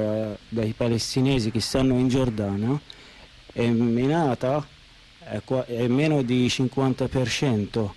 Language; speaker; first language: Italian; non-native, learner; Arabic